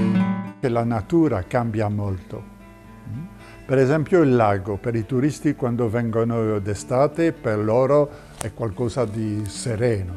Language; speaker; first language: Italian; non-native, fluent; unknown